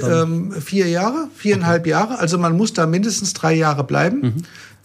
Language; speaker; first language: German; native; German